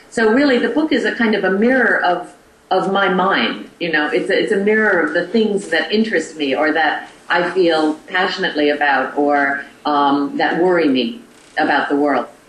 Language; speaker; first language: English; native; English